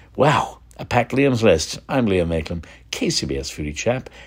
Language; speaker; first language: English; native; English